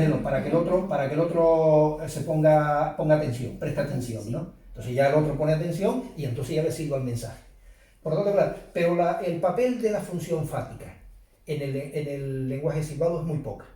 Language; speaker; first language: Spanish; native; Spanish